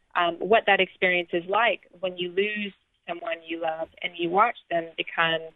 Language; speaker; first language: English; native; English